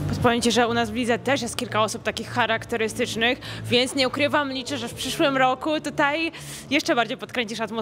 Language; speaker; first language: Polish; native; Polish